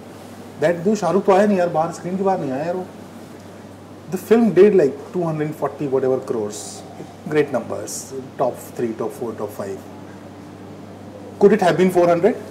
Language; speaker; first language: English; non-native, local second language; Hindi